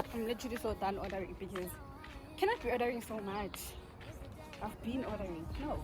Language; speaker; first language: English; non-native, local second language; Zulu